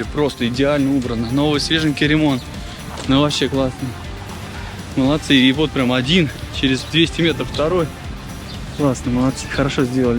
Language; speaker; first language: Russian; native; Russian